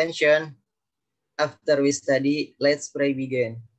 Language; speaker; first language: English; non-native, learner; Indonesian